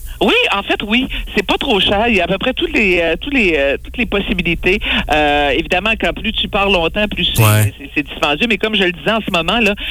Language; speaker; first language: French; native; French